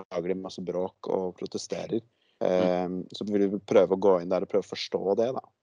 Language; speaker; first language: Norwegian; native; Norwegian